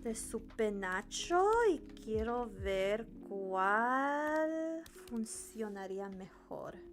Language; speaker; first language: Spanish; early bilingual, heritage; Spanish